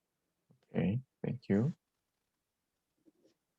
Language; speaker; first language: English; non-native, learner; Korean